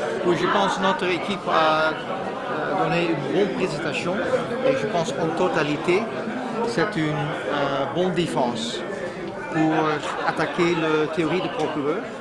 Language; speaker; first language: French; non-native, fluent; Dutch